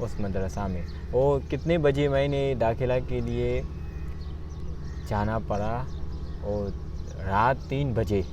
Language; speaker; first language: Hindi; non-native, learner; Burmese